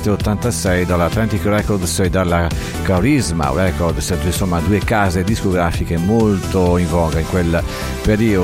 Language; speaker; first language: Italian; native; Italian